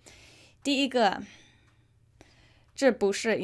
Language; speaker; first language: Chinese; non-native, fluent; English